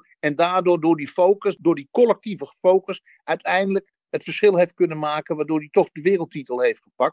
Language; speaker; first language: Dutch; native; Dutch